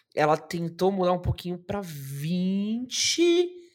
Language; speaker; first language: Portuguese; native; Portuguese